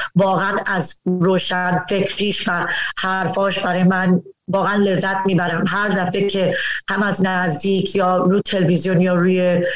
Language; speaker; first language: Persian; early bilingual, heritage; Persian